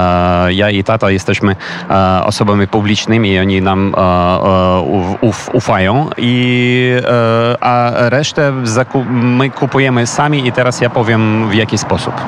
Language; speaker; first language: Polish; non-native, fluent; Ukrainian